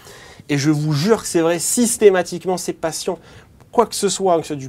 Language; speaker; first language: French; native; French